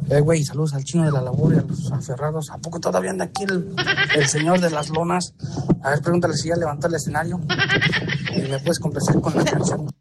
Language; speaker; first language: Spanish; native; Spanish